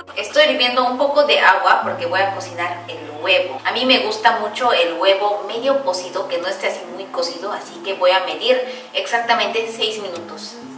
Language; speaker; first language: Spanish; non-native, fluent; Korean